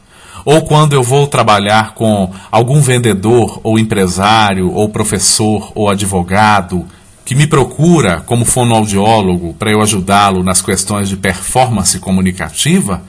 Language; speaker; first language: Portuguese; native; Portuguese